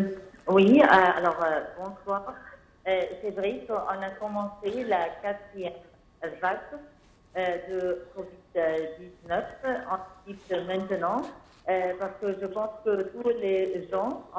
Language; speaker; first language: French; non-native, fluent; Arabic